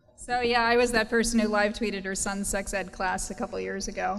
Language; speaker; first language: English; native; English